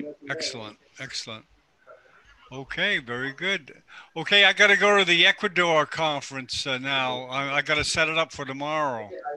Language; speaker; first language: English; native; English